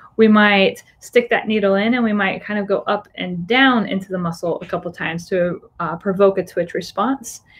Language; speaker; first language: English; native; English